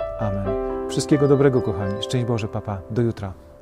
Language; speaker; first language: Polish; native; Polish